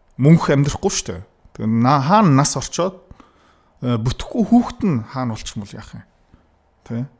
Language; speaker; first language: Mongolian; native; Mongolian